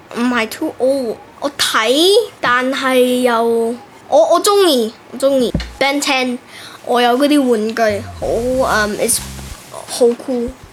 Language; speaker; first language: Cantonese; early bilingual, heritage; Cantonese